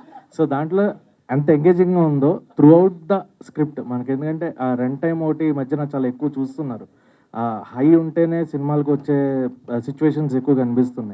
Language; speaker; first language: Telugu; native; Telugu